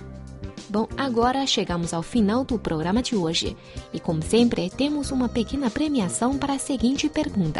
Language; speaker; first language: Portuguese; non-native, fluent; Chinese